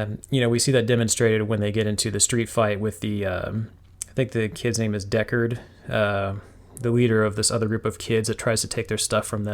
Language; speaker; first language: English; native; English